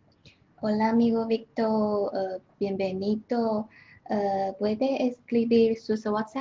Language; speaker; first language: Spanish; non-native, learner; Chinese